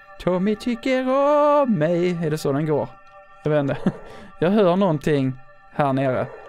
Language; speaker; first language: Swedish; native; Swedish